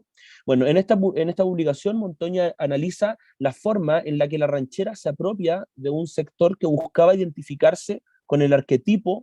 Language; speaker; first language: Spanish; native; Spanish